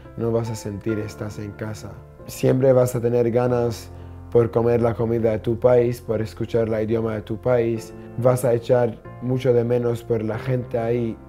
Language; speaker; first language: Spanish; non-native, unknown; Arabic